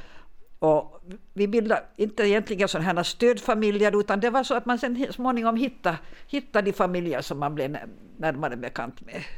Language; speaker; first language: Swedish; native; Swedish